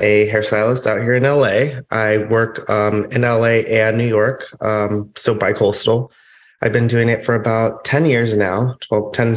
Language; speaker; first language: English; native; English